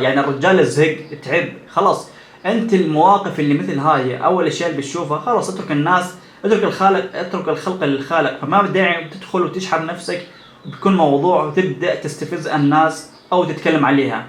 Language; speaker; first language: Arabic; native; Arabic